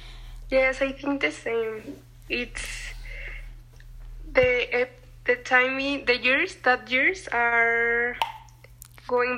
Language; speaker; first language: English; non-native, learner; Spanish